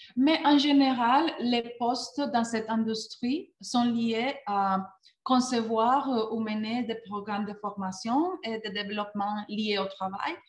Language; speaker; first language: French; non-native, fluent; Spanish